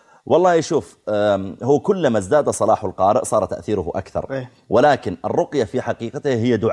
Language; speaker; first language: Arabic; native; Arabic